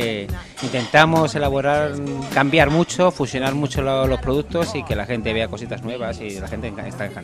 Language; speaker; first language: Spanish; native; Spanish